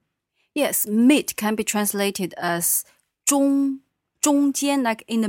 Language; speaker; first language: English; non-native, fluent; Chinese